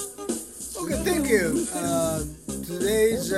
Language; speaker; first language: English; non-native, learner; Japanese